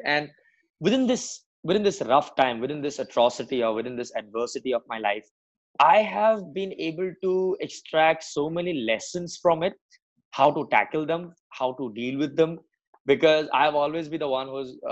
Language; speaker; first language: English; non-native, local second language; Assamese